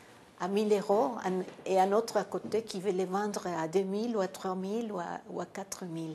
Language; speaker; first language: French; non-native, fluent; Spanish